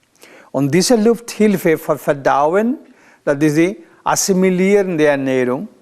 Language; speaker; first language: German; non-native, learner; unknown